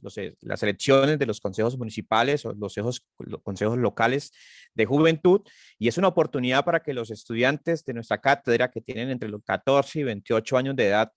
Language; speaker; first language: Spanish; native; Spanish